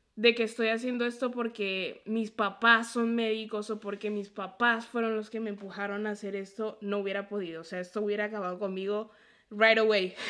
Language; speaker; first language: Spanish; native; Spanish